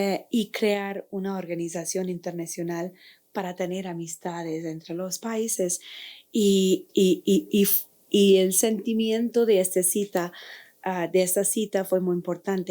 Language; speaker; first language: Spanish; non-native, fluent; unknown